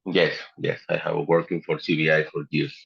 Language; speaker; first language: English; non-native, learner; Spanish